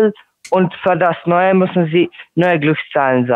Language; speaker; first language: German; non-native, learner; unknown